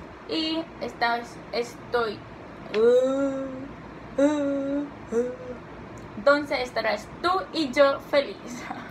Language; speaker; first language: Spanish; early bilingual, heritage; Spanish